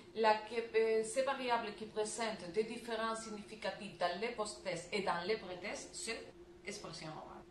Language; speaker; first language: French; non-native, learner; Spanish